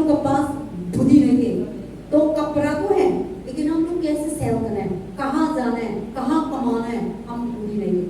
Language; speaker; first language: Hindi; non-native, local second language; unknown